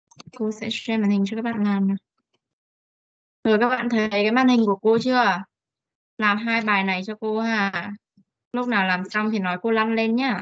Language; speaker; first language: Vietnamese; native; Vietnamese